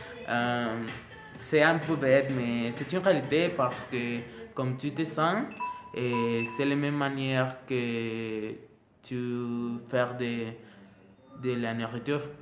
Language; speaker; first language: French; non-native, learner; Spanish